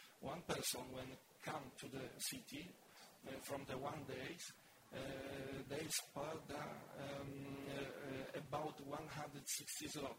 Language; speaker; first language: English; non-native, learner; Polish